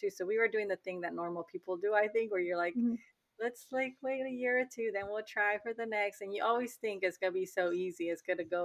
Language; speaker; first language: English; native; English